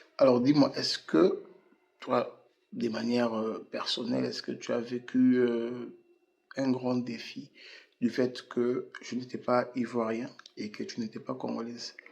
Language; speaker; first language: French; non-native, local second language; Lingala